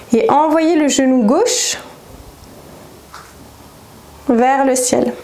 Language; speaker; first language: French; native; French